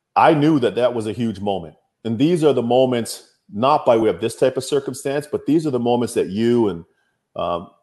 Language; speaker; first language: English; native; English